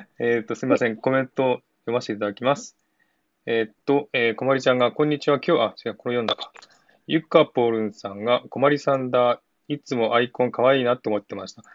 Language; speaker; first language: Japanese; native; Japanese